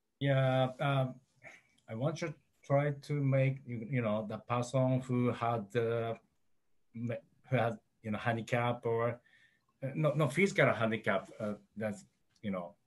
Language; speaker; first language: English; non-native, learner; Japanese